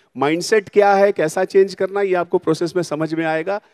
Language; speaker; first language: Hindi; non-native, local second language; Marathi